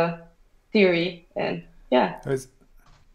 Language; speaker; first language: English; non-native, fluent; Portuguese